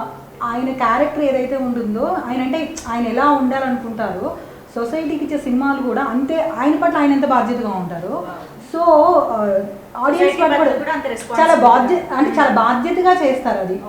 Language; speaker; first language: Telugu; native; Telugu